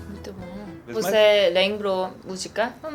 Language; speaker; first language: Portuguese; non-native, learner; Korean